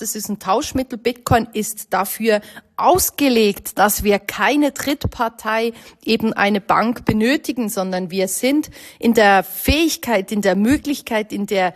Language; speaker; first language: German; native; German